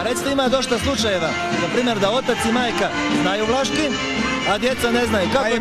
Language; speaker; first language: Bosnian; native; Bosnian